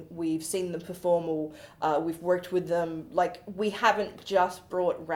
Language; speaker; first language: English; native; English